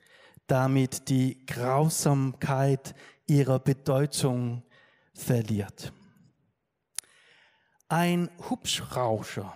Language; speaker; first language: German; non-native, learner; Danish